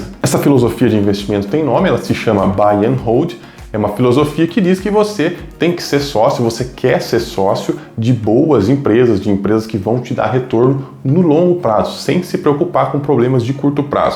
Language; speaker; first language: Portuguese; native; Portuguese